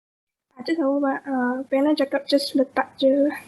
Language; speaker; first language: Malay; native; Malay